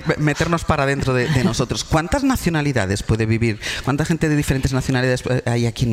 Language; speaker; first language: Spanish; native; Spanish